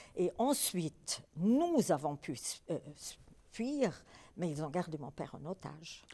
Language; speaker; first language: French; early bilingual, other home language; Polish